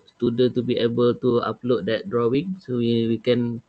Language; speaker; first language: English; non-native, local second language; Malay